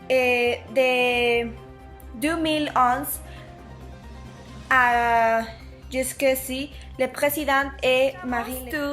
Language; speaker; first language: French; non-native, learner; Spanish